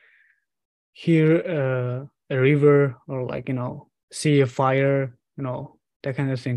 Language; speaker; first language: English; non-native, fluent; Mongolian